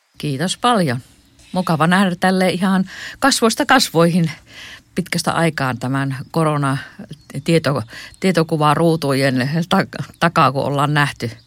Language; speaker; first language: Finnish; native; Finnish